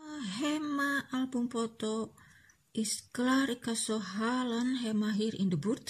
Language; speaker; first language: Dutch; non-native, learner; Indonesian